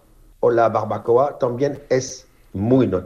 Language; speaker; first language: Spanish; non-native, fluent; French